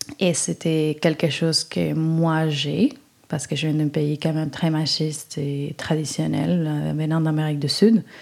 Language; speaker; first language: French; non-native, fluent; Spanish